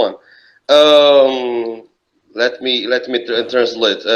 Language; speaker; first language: English; non-native, learner; Portuguese